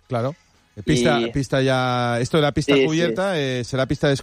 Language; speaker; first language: Spanish; native; Spanish